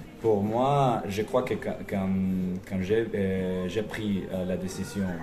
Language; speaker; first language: French; non-native, fluent; Spanish